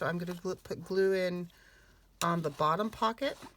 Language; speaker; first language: English; native; English